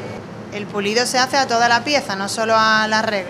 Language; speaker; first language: Spanish; native; Spanish